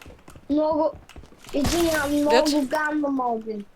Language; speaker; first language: Bulgarian; native; Bulgarian